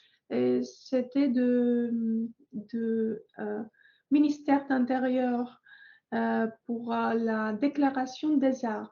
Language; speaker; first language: French; non-native, fluent; Greek